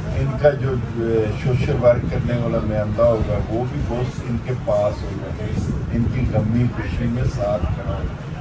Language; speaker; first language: Urdu; non-native, local second language; Punjabi